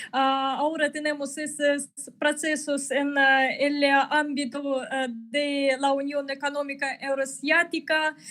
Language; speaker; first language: Spanish; non-native, fluent; Russian